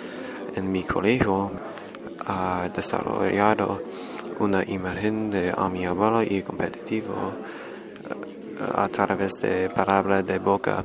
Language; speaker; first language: Spanish; non-native, learner; English